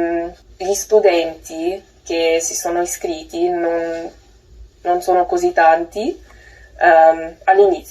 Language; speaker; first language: Italian; non-native, learner; English